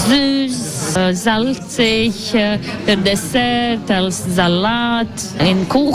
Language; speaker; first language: German; non-native, learner; Latvian